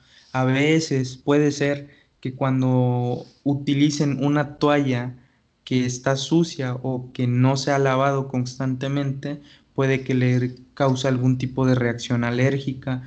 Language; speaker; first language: Spanish; native; Spanish